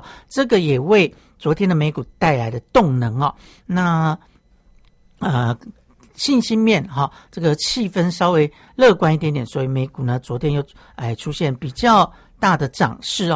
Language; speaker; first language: Chinese; native; Chinese